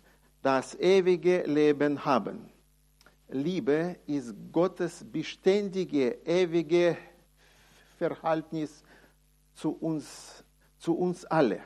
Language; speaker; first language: German; non-native, fluent; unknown